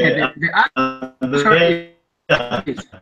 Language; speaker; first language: English; non-native, learner; Spanish